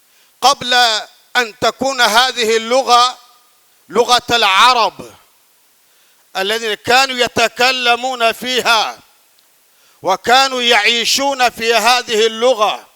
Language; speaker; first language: Arabic; non-native, fluent; Urdu